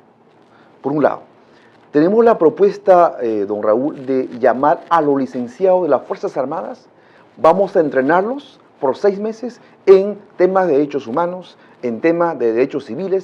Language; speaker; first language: Spanish; non-native, local second language; Shipibo-Conibo